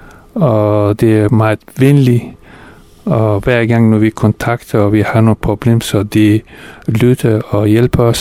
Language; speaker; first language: Danish; non-native, fluent; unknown